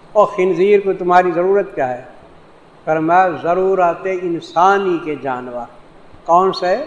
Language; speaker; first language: Urdu; non-native, local second language; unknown